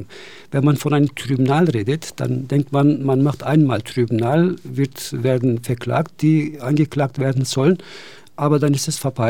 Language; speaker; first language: German; non-native, fluent; Turkish